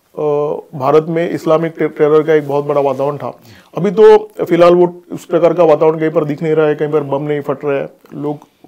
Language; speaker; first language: Hindi; non-native, local second language; Marathi